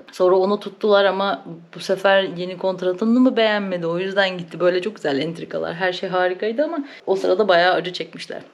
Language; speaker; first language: Turkish; native; Turkish